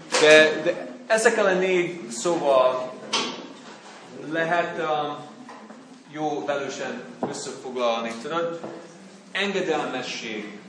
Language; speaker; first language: Hungarian; non-native, learner; English